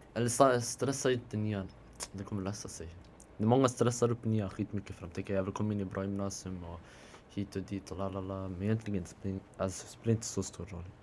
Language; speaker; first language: Swedish; native; Swedish